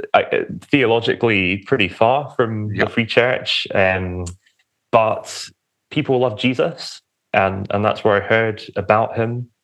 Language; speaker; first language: English; native; English